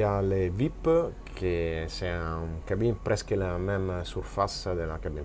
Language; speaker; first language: French; non-native, fluent; Italian